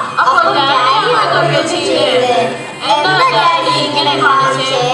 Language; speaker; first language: Malayalam; early bilingual, heritage; Malayalam